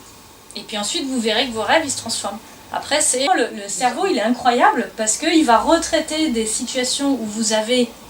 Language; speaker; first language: French; native; French